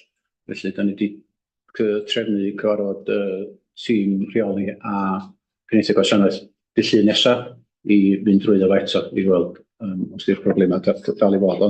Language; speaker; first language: Welsh; native; Welsh